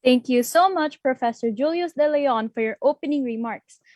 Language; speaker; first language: English; non-native, local second language; Filipino